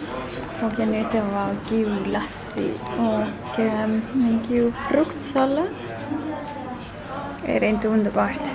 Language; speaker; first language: Swedish; non-native, fluent; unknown